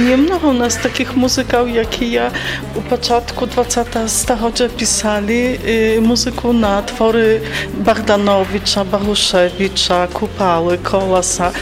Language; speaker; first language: Polish; non-native, learner; Belarusian